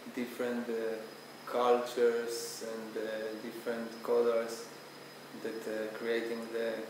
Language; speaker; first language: English; non-native, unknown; Hebrew